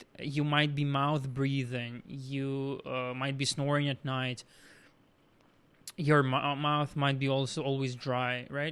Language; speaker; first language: English; non-native, fluent; Russian